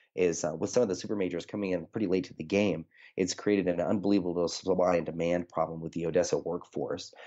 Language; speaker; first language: English; native; English